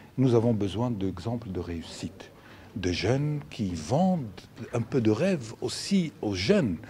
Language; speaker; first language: French; non-native, local second language; Arabic